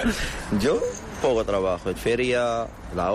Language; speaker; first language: Spanish; non-native, learner; Arabic